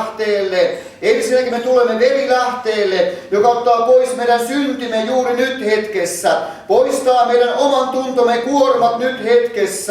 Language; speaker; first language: Finnish; native; Finnish